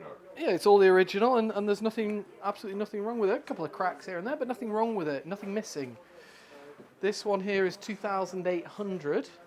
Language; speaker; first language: English; native; English